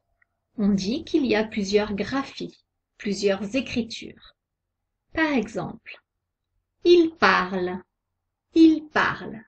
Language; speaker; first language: French; native; French